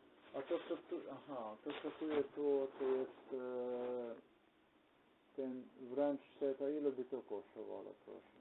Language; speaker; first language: Polish; non-native, learner; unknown